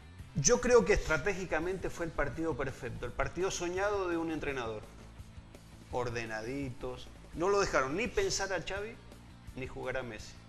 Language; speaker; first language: Spanish; native; Spanish